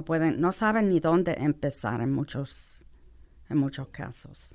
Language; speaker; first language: Spanish; non-native, fluent; English